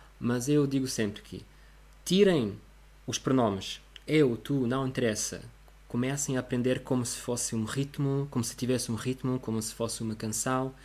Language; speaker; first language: Portuguese; non-native, fluent; Russian